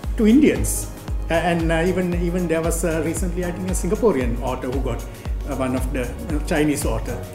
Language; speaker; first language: English; non-native, local second language; Sinhala